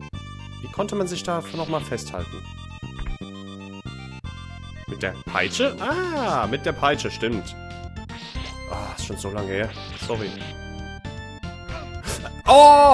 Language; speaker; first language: German; native; German